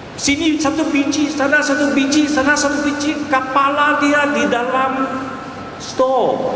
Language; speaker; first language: Malay; non-native, local second language; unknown